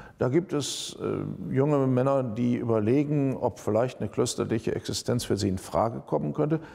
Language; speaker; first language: German; native; German